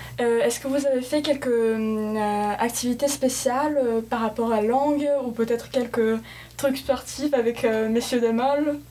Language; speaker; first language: French; non-native, fluent; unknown